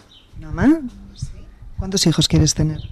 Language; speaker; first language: Spanish; native; Spanish